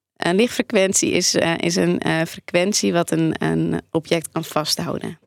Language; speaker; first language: Dutch; native; Dutch